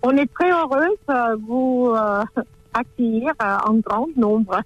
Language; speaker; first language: French; non-native, fluent; German